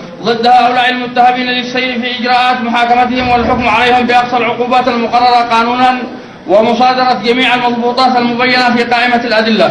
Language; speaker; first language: Arabic; native; Arabic